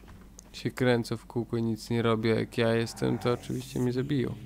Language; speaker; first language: Polish; native; Polish